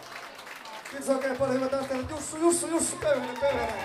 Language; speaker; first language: Finnish; native; Finnish